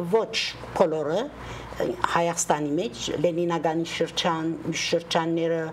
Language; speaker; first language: Armenian; native; Armenian